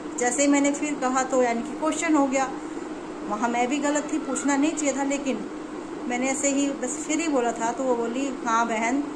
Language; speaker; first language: Hindi; native; Hindi